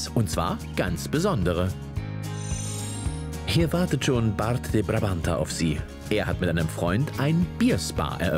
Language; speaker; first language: German; native; German